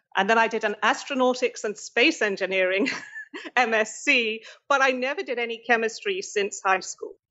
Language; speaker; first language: English; native; English